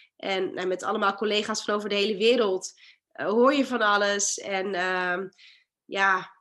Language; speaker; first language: Dutch; native; Dutch